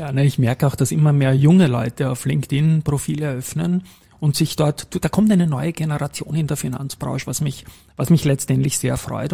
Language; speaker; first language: German; native; German